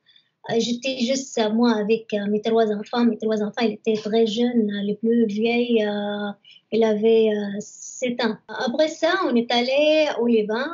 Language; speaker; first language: French; non-native, learner; Arabic